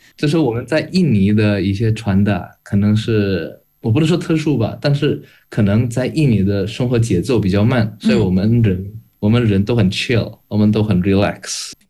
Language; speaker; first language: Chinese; non-native, fluent; Indonesian